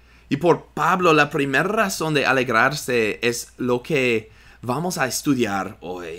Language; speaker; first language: Spanish; non-native, fluent; English